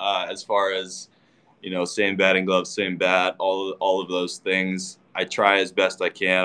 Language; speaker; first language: English; native; English